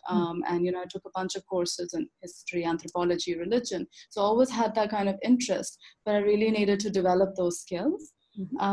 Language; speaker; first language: English; non-native, local second language; Urdu